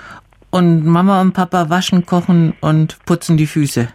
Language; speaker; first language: German; native; German